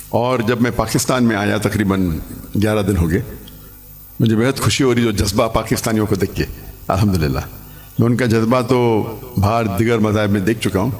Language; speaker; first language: Urdu; non-native, local second language; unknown